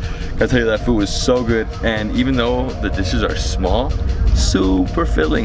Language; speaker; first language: English; native; English